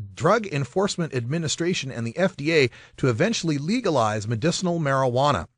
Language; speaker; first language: English; native; English